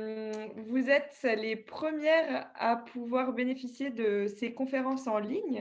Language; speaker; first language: French; native; French